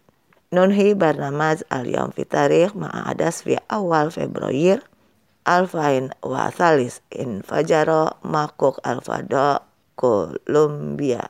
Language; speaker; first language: Arabic; non-native, fluent; Indonesian